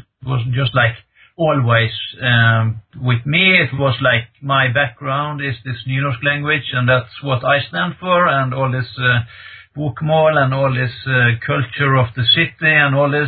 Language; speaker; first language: English; non-native, fluent; Norwegian